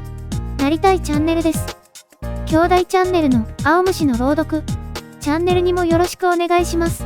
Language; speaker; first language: Japanese; native; Japanese